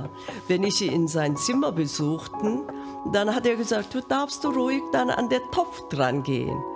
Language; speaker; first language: German; non-native, fluent; Korean